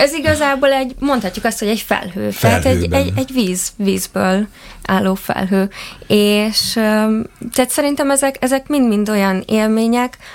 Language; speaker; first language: Hungarian; native; Hungarian